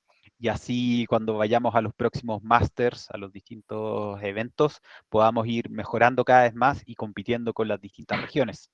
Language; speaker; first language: Spanish; native; Spanish